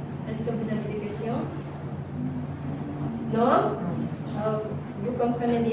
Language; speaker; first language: French; non-native, fluent; Indonesian